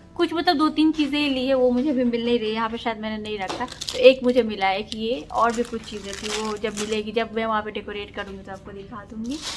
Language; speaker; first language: Hindi; native; Hindi